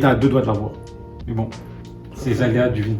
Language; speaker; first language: French; native; French